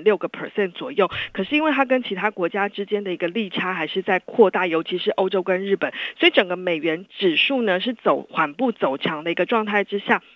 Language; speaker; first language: Chinese; native; Chinese